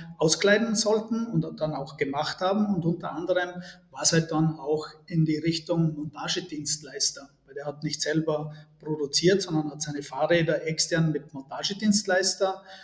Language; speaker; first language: German; native; German